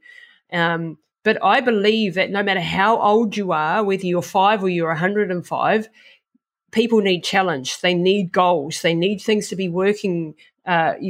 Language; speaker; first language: English; native; English